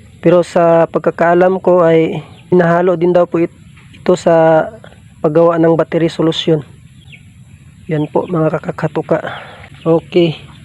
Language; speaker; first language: Filipino; non-native, local second language; Cebuano